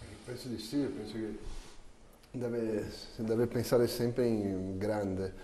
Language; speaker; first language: Italian; non-native, fluent; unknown